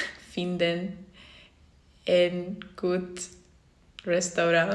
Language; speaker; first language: Dutch; non-native, learner; Italian